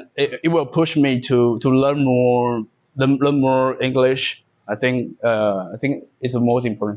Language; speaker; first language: English; non-native, learner; Chinese